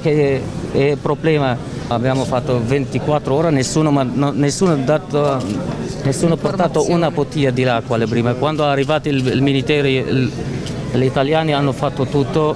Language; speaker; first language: Italian; non-native, learner; Greek